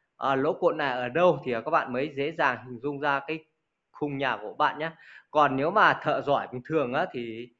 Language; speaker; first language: Vietnamese; native; Vietnamese